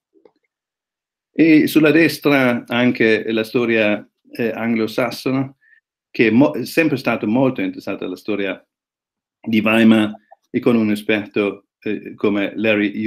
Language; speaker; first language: Italian; non-native, fluent; German